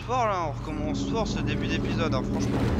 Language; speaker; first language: French; native; French